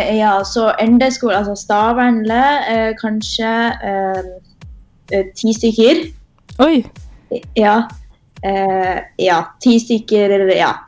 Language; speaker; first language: Norwegian; early bilingual, other home language; Tamil